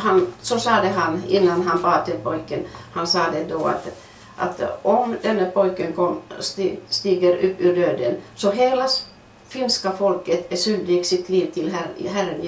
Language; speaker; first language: Swedish; non-native, fluent; Finnish